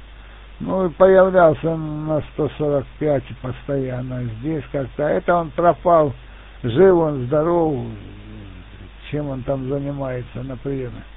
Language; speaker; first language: Russian; native; Russian